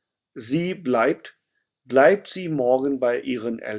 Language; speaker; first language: German; non-native, fluent; Hindi